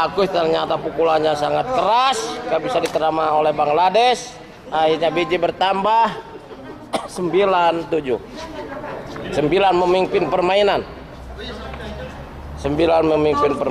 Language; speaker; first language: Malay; non-native, local second language; Javanese